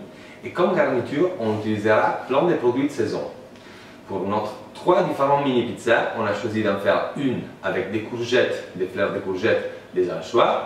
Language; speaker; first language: French; non-native, fluent; Italian